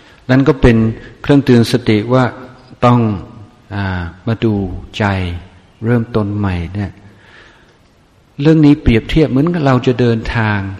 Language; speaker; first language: Thai; non-native, fluent; English